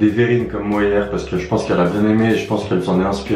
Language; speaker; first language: French; native; French